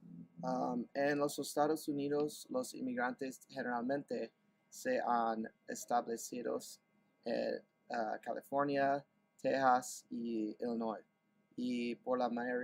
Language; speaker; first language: Spanish; non-native, learner; English